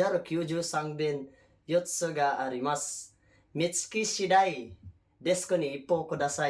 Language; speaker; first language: Japanese; non-native, fluent; Filipino